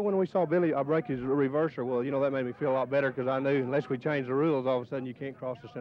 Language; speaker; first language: English; native; English